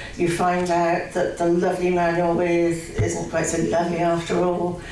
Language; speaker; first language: English; native; English